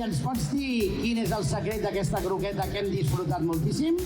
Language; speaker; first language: Catalan; native; Catalan